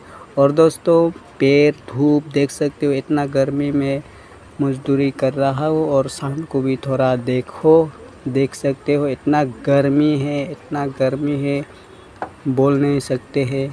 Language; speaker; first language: Hindi; non-native, local second language; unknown